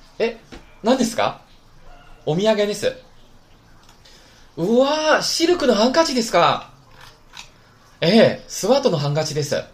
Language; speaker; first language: Japanese; non-native, fluent; Chinese